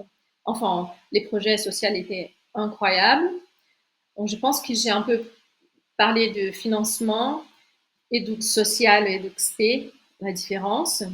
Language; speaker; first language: French; non-native, fluent; Portuguese